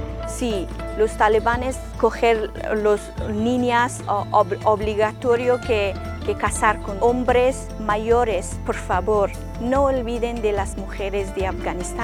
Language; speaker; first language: Spanish; non-native, learner; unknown